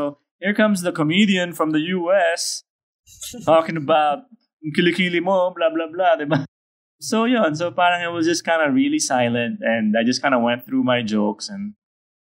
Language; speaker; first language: English; non-native, local second language; Filipino